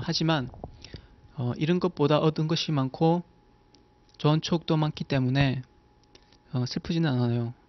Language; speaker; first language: Korean; non-native, fluent; Chinese